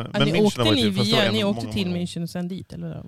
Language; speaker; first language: Swedish; native; Swedish